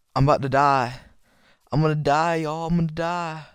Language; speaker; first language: English; native; English